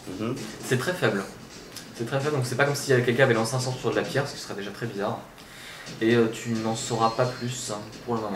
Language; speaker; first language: French; native; French